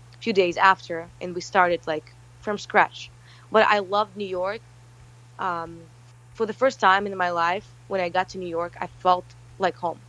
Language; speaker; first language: English; early bilingual, other home language; Russian